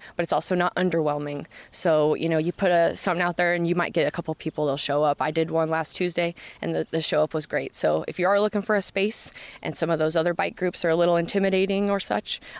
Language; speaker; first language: English; native; English